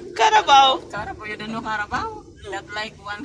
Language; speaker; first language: English; non-native, local second language; Filipino